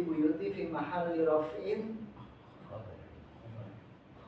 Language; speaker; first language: Arabic; non-native, learner; Indonesian